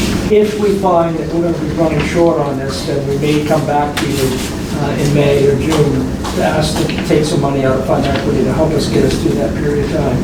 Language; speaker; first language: English; native; English